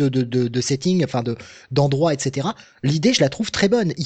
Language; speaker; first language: French; native; French